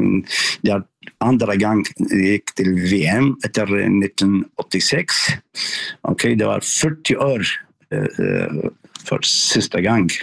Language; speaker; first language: Norwegian; non-native, fluent; Arabic